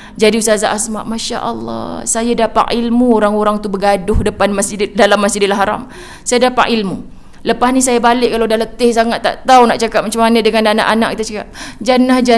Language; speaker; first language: Malay; native; Malay